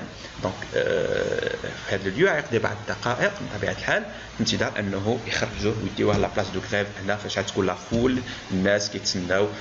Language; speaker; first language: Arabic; native; Arabic